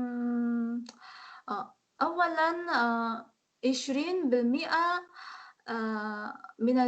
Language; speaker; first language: Arabic; non-native, learner; Korean